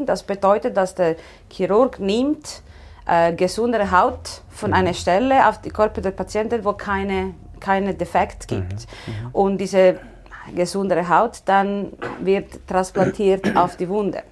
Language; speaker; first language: German; non-native, fluent; Italian